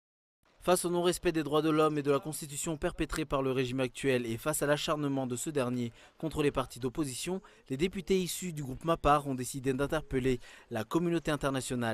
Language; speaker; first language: French; non-native, local second language; Malagasy